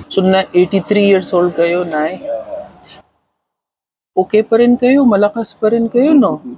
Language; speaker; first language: Filipino; non-native, learner; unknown